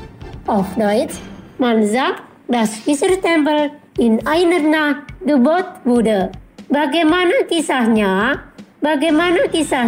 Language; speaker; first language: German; non-native, fluent; Indonesian